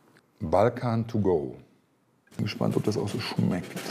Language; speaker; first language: German; native; German